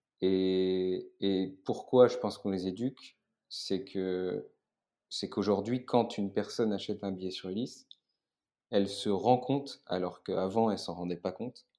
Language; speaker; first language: French; native; French